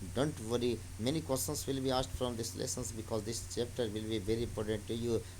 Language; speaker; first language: English; non-native, local second language; Hindi